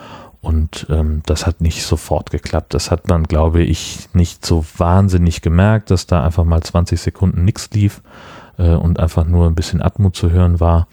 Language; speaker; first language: German; native; German